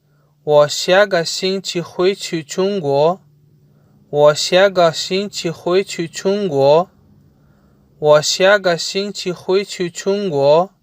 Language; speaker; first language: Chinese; non-native, learner; Urdu